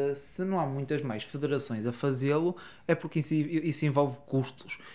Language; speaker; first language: Portuguese; native; Portuguese